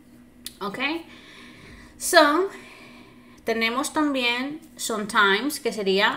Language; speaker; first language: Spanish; non-native, fluent; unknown